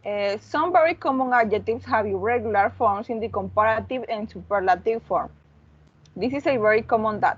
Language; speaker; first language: English; non-native, learner; Spanish